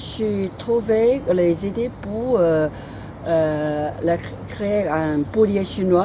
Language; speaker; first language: French; non-native, fluent; Chinese